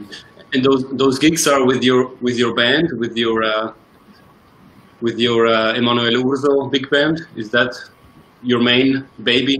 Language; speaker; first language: English; non-native, fluent; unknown